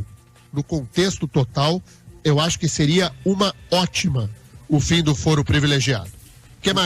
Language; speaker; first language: Portuguese; native; Portuguese